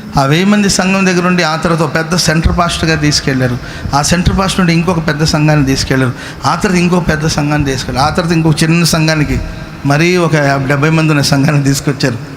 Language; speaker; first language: Telugu; non-native, local second language; Kannada